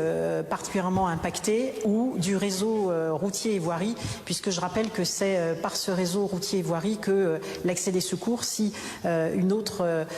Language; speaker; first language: French; native; French